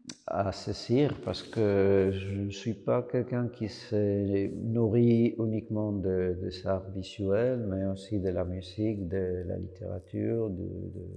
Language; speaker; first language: French; non-native, fluent; Spanish